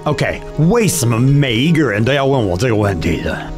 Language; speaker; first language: Chinese; non-native, fluent; English